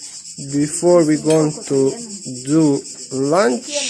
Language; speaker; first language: English; non-native, learner; Croatian